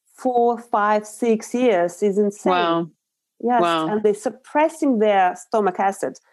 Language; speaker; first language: English; non-native, fluent; Russian